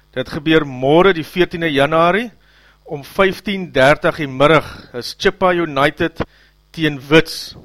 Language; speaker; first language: Afrikaans; native; Afrikaans